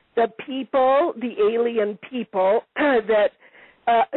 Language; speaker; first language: English; non-native, fluent; Italian